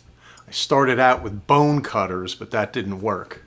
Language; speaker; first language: English; native; English